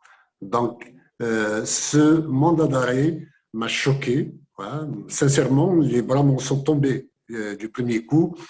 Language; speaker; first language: French; non-native, local second language; Kabyle